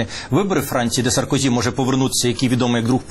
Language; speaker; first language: Ukrainian; native; Ukrainian